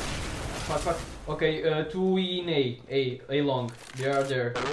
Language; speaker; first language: English; non-native, learner; Portuguese